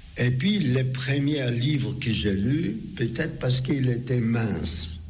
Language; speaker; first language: French; non-native, fluent; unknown